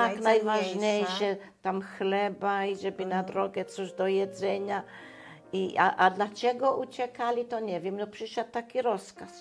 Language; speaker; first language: Polish; non-native, local second language; German